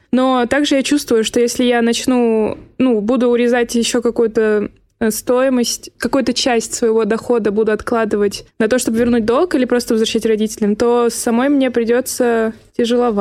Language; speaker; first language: Russian; native; Russian